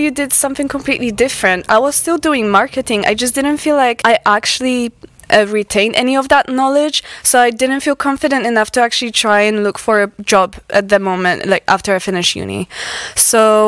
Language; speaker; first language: English; non-native, fluent; Polish